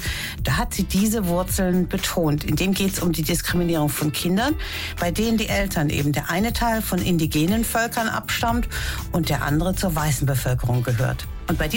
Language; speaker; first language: German; native; German